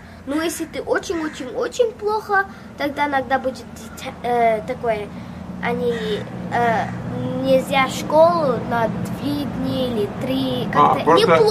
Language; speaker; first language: Russian; early bilingual, heritage; Russian